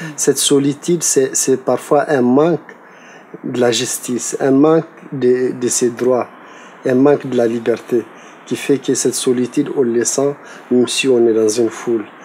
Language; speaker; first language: French; non-native, local second language; Tamasheq